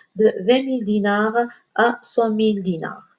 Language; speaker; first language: French; non-native, local second language; Arabic